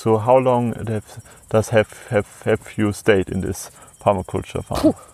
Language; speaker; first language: English; non-native, fluent; German